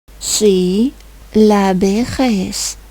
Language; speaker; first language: Spanish; non-native, fluent; Ukrainian